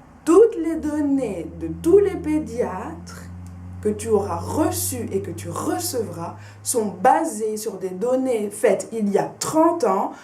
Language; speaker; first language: French; native; French